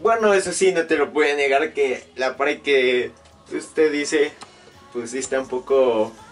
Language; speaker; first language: Spanish; native; Spanish